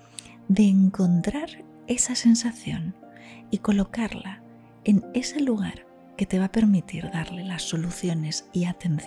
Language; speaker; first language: Spanish; native; Spanish